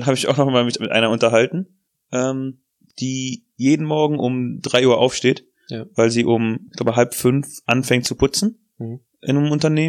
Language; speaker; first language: German; native; German